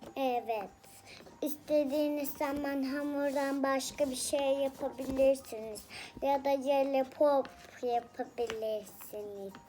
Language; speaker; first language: Turkish; early bilingual, heritage; Turkish